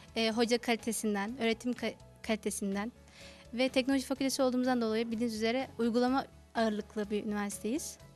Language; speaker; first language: Turkish; non-native, fluent; Arabic